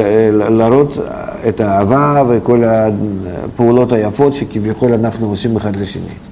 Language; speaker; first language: Hebrew; non-native, fluent; Russian